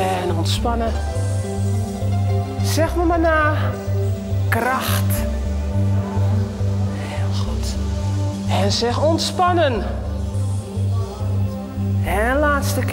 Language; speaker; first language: Dutch; native; Dutch